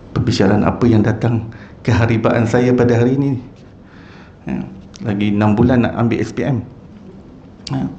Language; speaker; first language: Malay; native; Malay